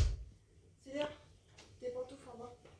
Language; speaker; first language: French; native; French